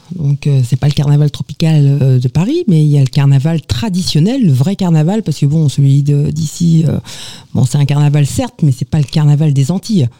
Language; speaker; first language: French; native; French